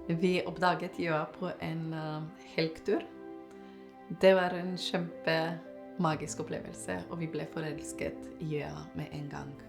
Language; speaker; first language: Norwegian; non-native, fluent; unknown